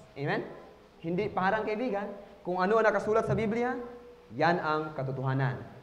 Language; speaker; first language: Filipino; non-native, local second language; Cebuano